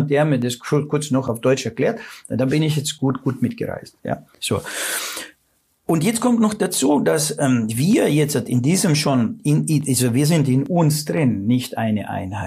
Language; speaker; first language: German; non-native, fluent; Russian